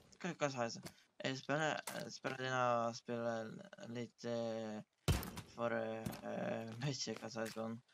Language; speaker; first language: Norwegian; early bilingual, other home language; Polish